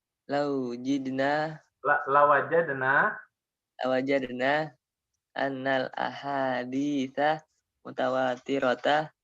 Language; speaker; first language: Arabic; non-native, learner; Indonesian